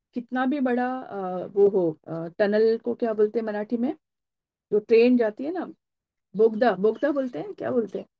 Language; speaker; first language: Hindi; non-native, local second language; Marathi